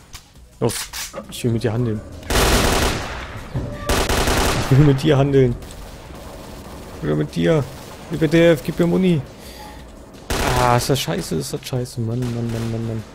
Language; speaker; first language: German; native; German